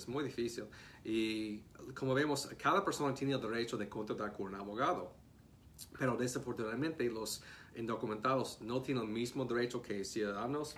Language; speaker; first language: Spanish; non-native, fluent; English